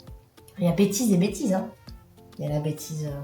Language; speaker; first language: French; native; French